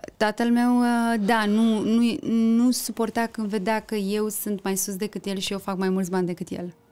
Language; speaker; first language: Romanian; early bilingual, heritage; Romanian